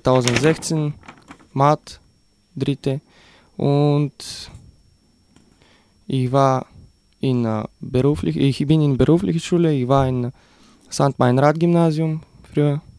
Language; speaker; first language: German; non-native, learner; Bulgarian